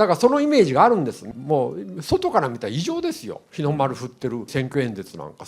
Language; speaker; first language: Japanese; native; Japanese